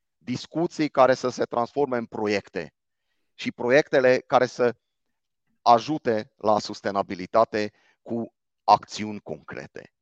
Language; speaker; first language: Romanian; non-native, local second language; Hungarian